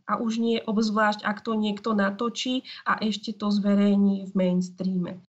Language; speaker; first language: Slovak; native; Slovak